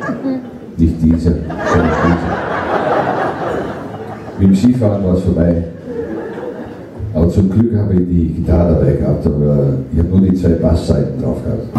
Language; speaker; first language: German; non-native, fluent; Dutch